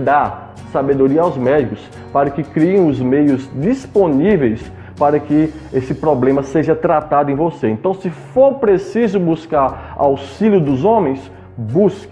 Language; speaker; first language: Portuguese; native; Portuguese